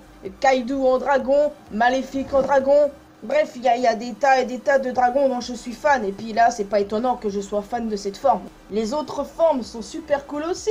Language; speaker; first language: French; native; French